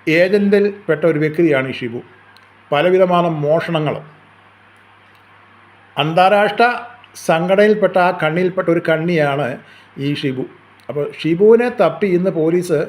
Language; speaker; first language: Malayalam; native; Malayalam